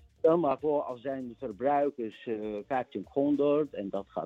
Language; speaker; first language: Dutch; non-native, fluent; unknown